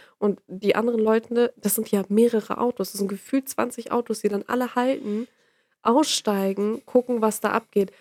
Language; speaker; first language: German; native; German